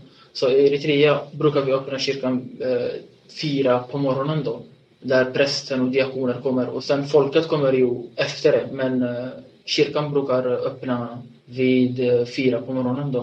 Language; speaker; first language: Swedish; non-native, fluent; Tigrinya